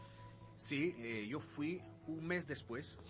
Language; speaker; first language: Portuguese; non-native, learner; Spanish